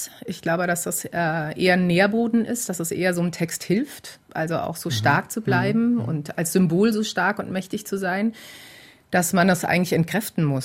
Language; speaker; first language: German; native; German